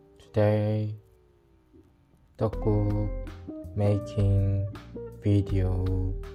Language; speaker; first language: English; non-native, learner; Korean